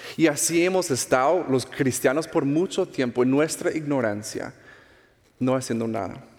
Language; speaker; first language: Spanish; non-native, fluent; English